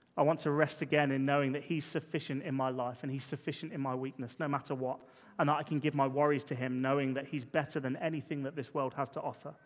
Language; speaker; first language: English; native; English